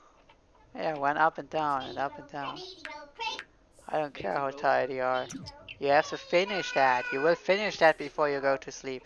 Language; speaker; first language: English; non-native, fluent; German